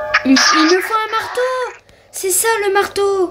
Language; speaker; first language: French; native; French